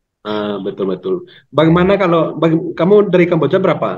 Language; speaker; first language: Indonesian; native; Indonesian